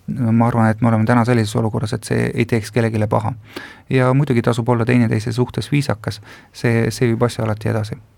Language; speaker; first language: Estonian; non-native, local second language; Russian